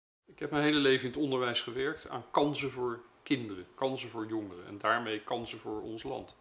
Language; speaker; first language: Dutch; native; Dutch